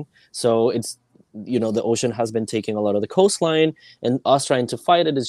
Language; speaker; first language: English; non-native, fluent; Spanish